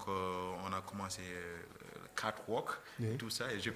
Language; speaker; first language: French; non-native, fluent; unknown